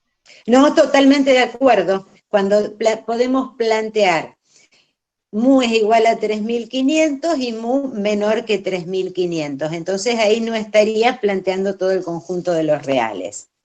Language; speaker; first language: Spanish; native; Spanish